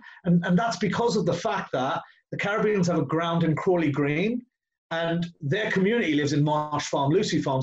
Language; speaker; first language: English; native; English